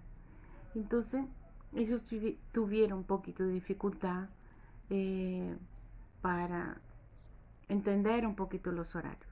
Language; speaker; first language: Spanish; non-native, fluent; Portuguese